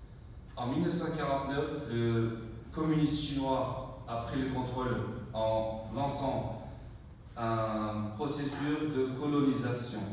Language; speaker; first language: French; non-native, fluent; Uyghur